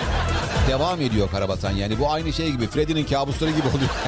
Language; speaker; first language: Turkish; native; Turkish